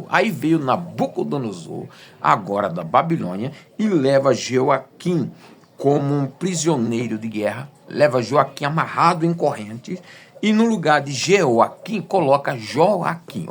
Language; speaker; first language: Portuguese; native; Portuguese